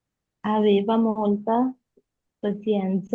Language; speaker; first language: Italian; non-native, learner; Urdu